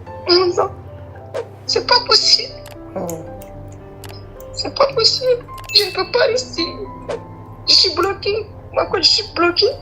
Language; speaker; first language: French; non-native, learner; Arabic